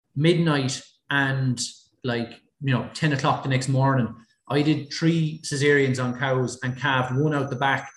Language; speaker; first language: English; native; English